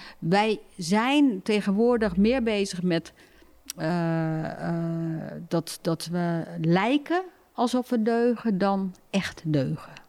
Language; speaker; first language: Dutch; early bilingual, other home language; Turkish